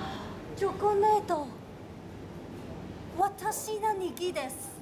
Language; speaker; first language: Japanese; non-native, learner; Cantonese